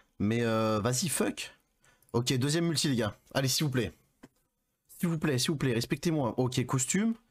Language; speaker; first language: French; native; French